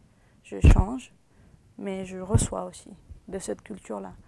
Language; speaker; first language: French; early bilingual, other home language; Spanish